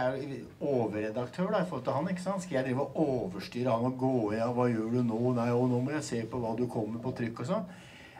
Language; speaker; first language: Norwegian; native; Norwegian